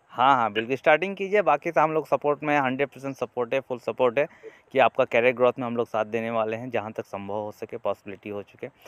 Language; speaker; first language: Hindi; native; Hindi